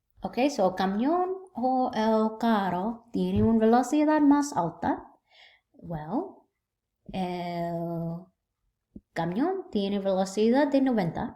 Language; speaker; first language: Spanish; non-native, learner; English